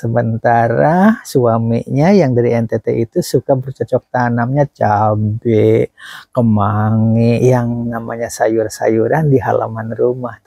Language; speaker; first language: Indonesian; native; Indonesian